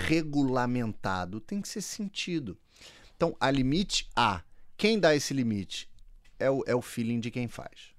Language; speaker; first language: Portuguese; native; Portuguese